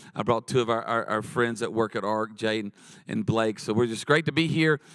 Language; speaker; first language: English; native; English